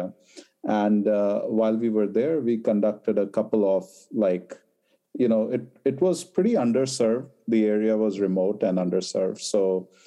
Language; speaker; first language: English; non-native, local second language; Hindi